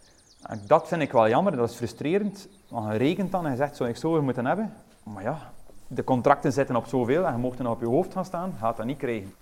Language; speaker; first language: Dutch; native; Dutch